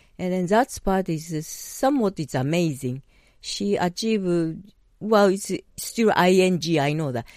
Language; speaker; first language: English; non-native, learner; Japanese